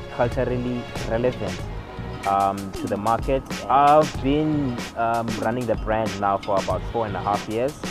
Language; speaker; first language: English; non-native, local second language; Xhosa